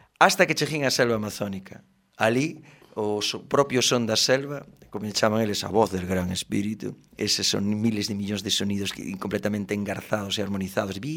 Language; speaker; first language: Galician; native; Galician